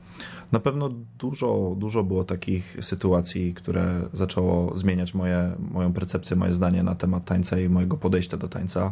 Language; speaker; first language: Polish; early bilingual, other home language; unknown